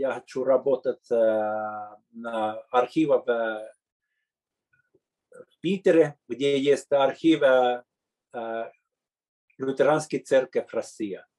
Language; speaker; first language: Russian; non-native, fluent; Finnish